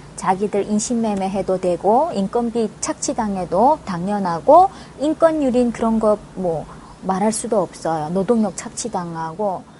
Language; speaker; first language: Korean; native; Korean